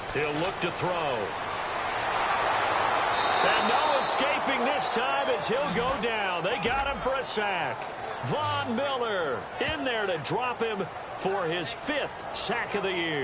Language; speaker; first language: English; native; English